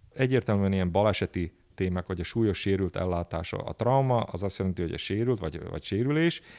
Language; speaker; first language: Hungarian; native; Hungarian